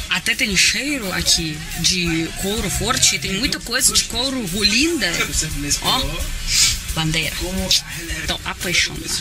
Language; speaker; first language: Portuguese; non-native, fluent; Russian